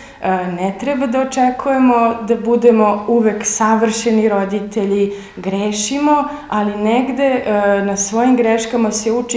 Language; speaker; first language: Serbian; native; Serbian